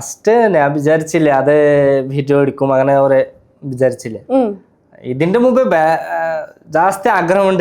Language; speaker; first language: Malayalam; non-native, local second language; Bangla